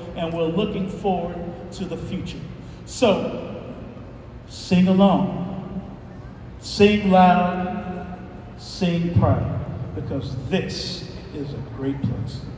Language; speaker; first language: English; native; English